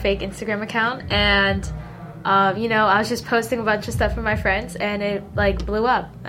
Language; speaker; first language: English; early bilingual, other home language; Min Nan Chinese